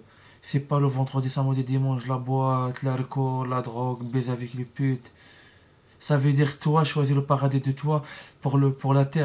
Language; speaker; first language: French; non-native, learner; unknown